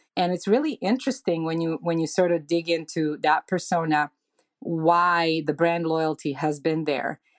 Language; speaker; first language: English; non-native, fluent; Serbian